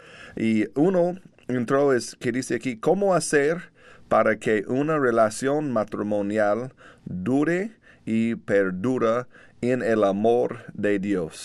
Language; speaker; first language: Spanish; non-native, learner; English